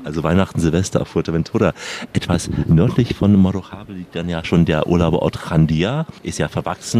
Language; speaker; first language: German; native; German